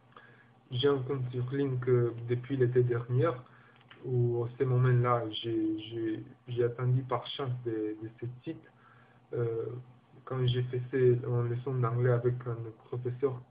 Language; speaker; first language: French; non-native, learner; Romanian